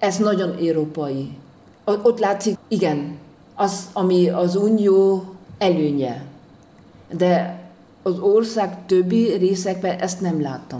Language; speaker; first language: Hungarian; non-native, fluent; German